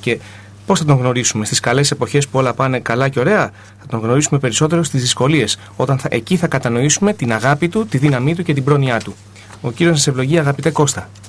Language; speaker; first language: Greek; native; Greek